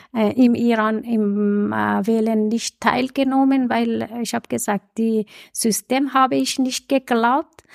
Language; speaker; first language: German; non-native, fluent; Persian